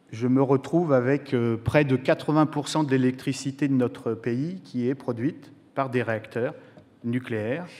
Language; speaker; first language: French; native; French